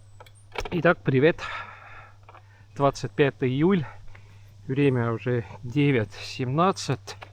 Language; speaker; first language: Russian; non-native, local second language; Estonian